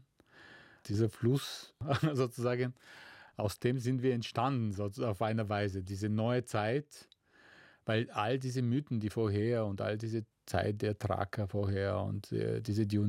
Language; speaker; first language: German; non-native, fluent; Bulgarian